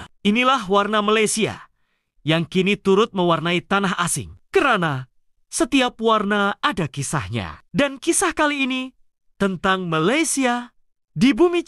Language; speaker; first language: Malay; native; Malay